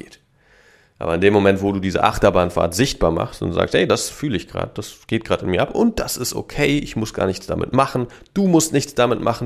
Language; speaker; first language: German; native; German